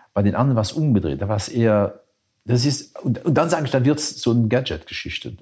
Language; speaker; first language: German; non-native, local second language; Luxembourgish